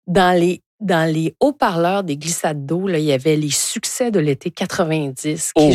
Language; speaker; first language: French; native; French